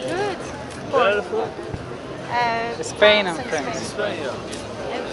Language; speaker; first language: English; non-native, learner; Spanish